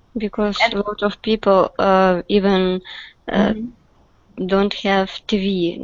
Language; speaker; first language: English; non-native, learner; Russian